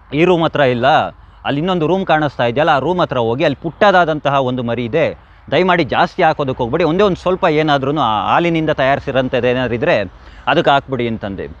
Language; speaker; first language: Kannada; native; Kannada